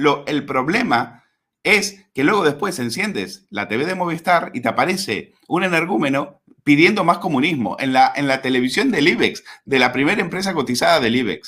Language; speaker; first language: Spanish; native; Spanish